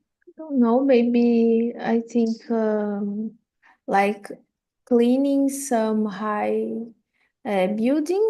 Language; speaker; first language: English; non-native, fluent; Portuguese